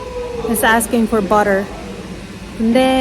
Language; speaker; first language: English; non-native, local second language; Filipino